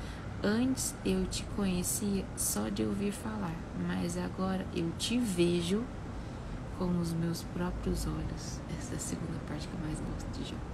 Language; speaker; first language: Portuguese; native; Portuguese